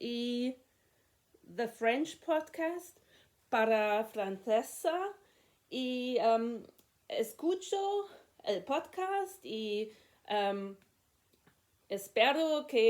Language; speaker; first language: Spanish; non-native, learner; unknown